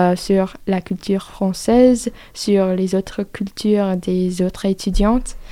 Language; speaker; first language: French; non-native, fluent; English